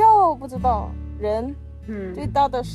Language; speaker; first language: Chinese; non-native, learner; Korean